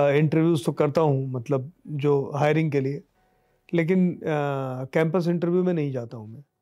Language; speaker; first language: Hindi; native; Hindi